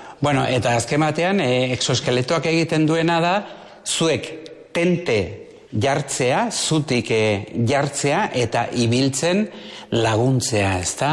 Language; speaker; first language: Basque; native; Basque